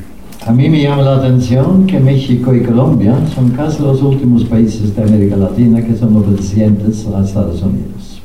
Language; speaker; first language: Spanish; non-native, fluent; Norwegian